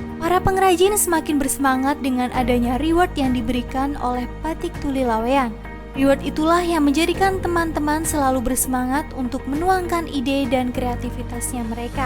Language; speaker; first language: Indonesian; native; Indonesian